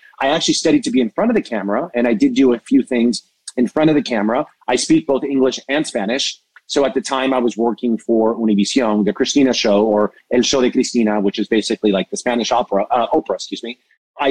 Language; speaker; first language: English; native; English